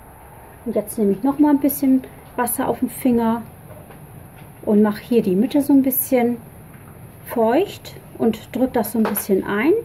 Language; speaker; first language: German; native; German